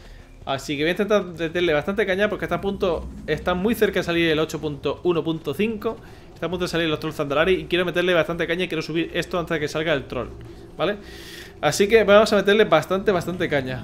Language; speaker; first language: Spanish; native; Spanish